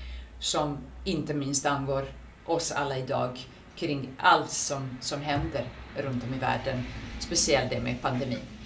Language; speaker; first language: Swedish; non-native, fluent; Serbian